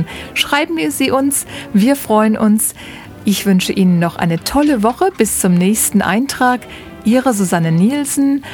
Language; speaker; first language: German; native; German